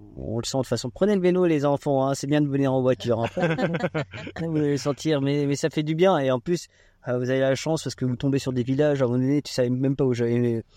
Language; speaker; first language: French; native; French